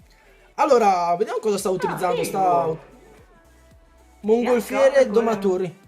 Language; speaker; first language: Italian; early bilingual, other home language; Chinese